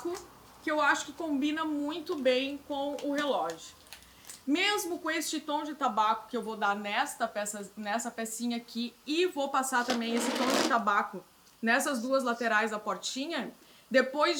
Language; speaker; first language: Portuguese; native; Portuguese